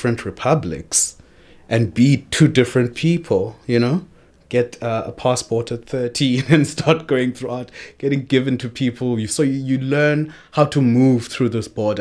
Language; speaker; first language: English; non-native, local second language; Xhosa